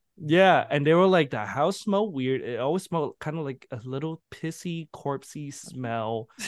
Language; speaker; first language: English; early bilingual, other home language; Vietnamese